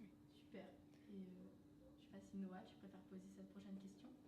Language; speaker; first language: French; native; French